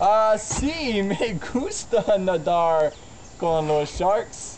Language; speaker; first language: Spanish; non-native, learner; English